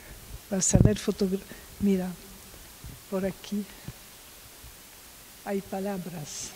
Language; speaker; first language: Spanish; non-native, learner; French